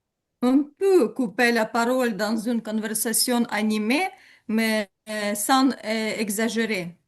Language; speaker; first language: French; non-native, learner; Ukrainian